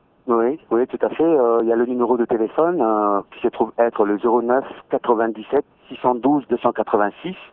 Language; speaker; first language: French; non-native, local second language; Luba-Lulua